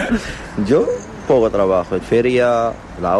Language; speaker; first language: Spanish; non-native, learner; Arabic